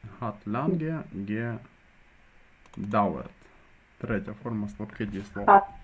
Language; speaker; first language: German; non-native, fluent; Ukrainian